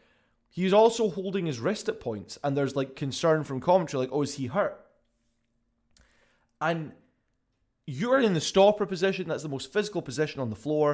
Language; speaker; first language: English; native; English